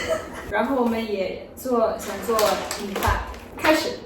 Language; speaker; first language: Chinese; early bilingual, heritage; English